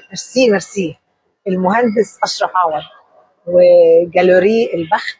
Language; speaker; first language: Egyptian Arabic; native; Egyptian Arabic